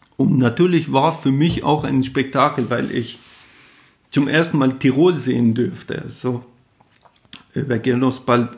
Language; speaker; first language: German; non-native, fluent; Persian